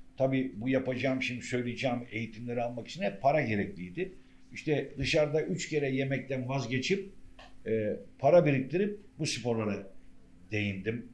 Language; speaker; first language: Turkish; native; Turkish